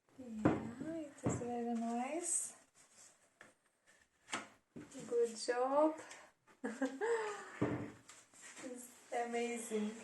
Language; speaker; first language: English; non-native, learner; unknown